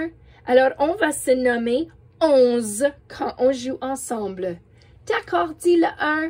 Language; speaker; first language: French; non-native, fluent; English